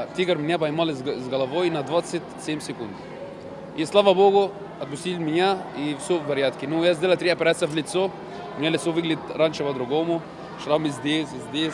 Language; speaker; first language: Russian; non-native, learner; Arabic